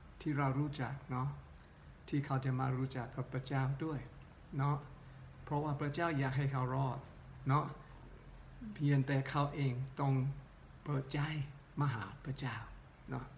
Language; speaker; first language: Thai; non-native, local second language; Northeastern Thai